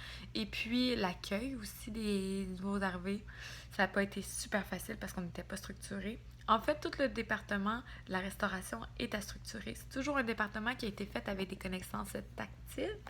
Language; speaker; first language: French; native; French